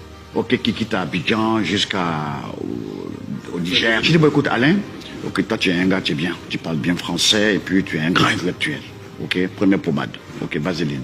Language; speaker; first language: French; non-native, local second language; Dyula